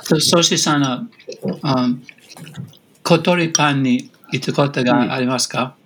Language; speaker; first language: Japanese; non-native, learner; English